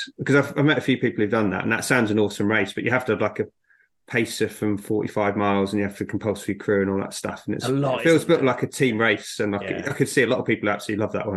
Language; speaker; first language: English; native; English